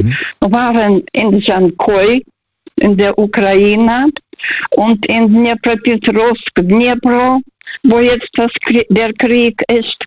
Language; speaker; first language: German; early bilingual, heritage; Russian